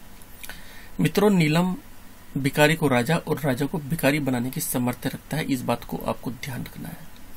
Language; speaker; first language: Hindi; native; Hindi